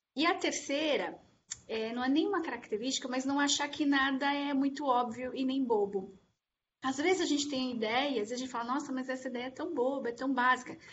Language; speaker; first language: Portuguese; native; Portuguese